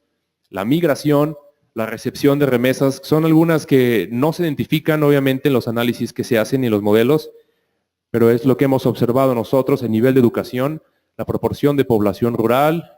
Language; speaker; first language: Spanish; native; Spanish